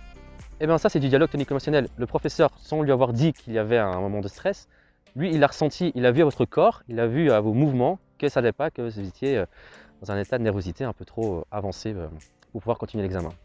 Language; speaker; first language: French; native; French